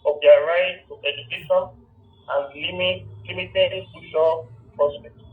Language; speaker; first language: English; non-native, local second language; Yoruba